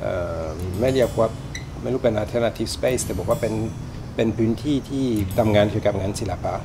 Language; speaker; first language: Thai; non-native, learner; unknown